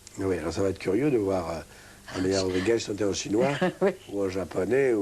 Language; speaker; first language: French; native; French